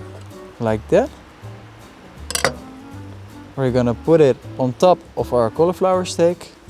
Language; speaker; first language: English; non-native, fluent; Dutch